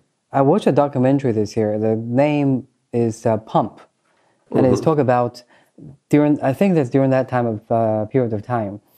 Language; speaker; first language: English; non-native, fluent; Chinese